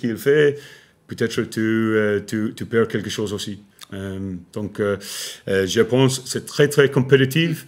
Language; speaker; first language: French; non-native, learner; English